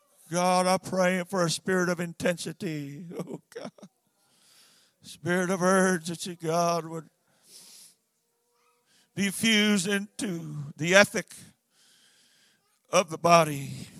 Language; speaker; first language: English; native; English